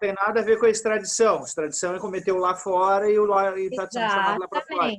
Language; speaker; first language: Portuguese; native; Portuguese